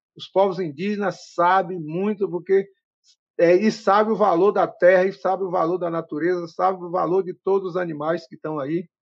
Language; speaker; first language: Portuguese; native; Portuguese